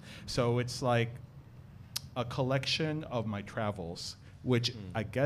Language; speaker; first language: English; non-native, local second language; Filipino